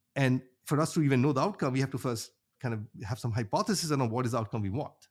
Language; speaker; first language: English; non-native, local second language; Bangla